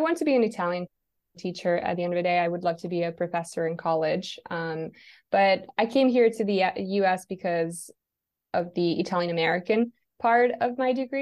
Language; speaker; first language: English; non-native, fluent; Italian